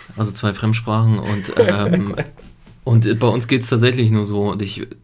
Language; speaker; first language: German; early bilingual, other home language; Italian